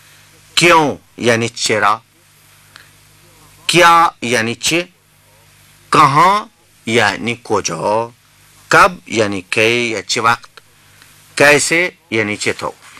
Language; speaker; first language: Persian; non-native, fluent; Urdu